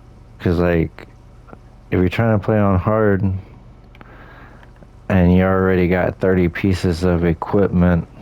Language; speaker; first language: English; native; English